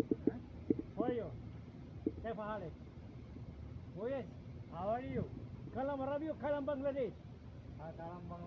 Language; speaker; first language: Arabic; non-native, learner; Filipino